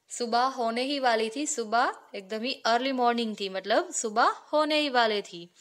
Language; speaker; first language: Hindi; non-native, local second language; Gujarati